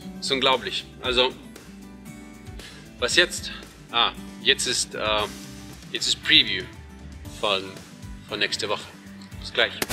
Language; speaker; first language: German; non-native, fluent; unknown